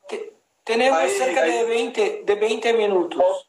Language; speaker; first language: Spanish; non-native, learner; Portuguese